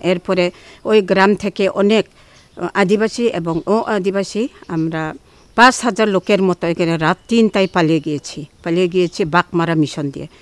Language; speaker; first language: Bangla; non-native, local second language; Garo